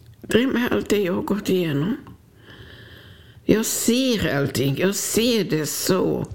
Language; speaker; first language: Swedish; non-native, fluent; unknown